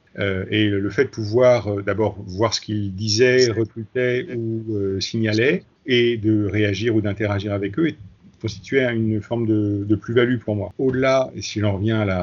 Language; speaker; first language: French; native; French